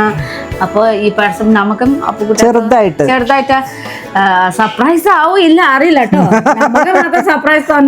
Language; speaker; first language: Malayalam; non-native, learner; Nepali